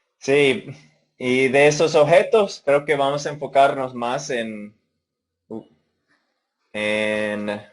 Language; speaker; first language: Spanish; non-native, fluent; English